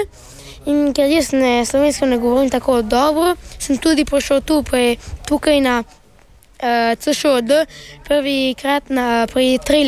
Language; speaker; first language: Slovenian; early bilingual, heritage; Slovenian